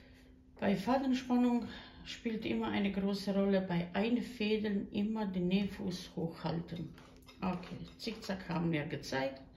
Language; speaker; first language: German; non-native, learner; Croatian